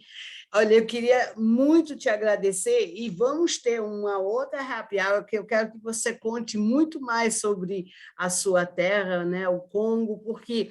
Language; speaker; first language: Portuguese; early bilingual, other home language; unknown